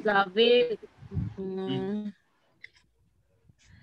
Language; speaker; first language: French; non-native, learner; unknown